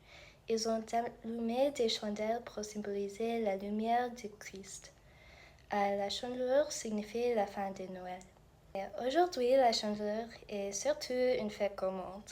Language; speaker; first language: French; non-native, fluent; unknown